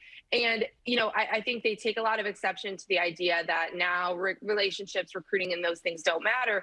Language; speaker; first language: English; native; English